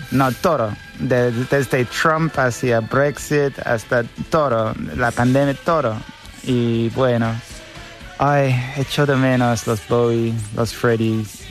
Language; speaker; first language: Spanish; non-native, fluent; English